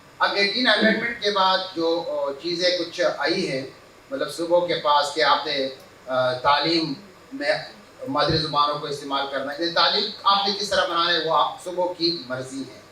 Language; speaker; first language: Urdu; non-native, local second language; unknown